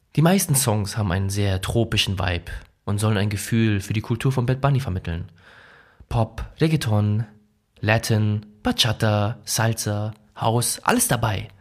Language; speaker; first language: German; early bilingual, other home language; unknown